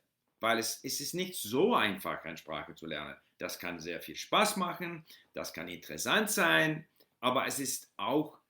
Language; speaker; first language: German; non-native, learner; English